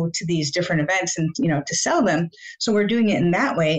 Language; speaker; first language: English; native; English